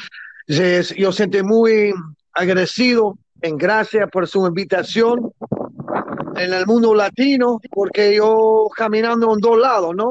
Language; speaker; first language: Spanish; non-native, learner; English